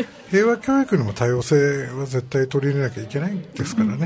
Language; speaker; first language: Japanese; native; Japanese